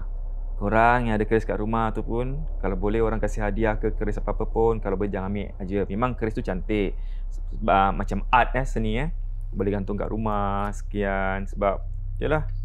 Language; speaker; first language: Malay; native; Malay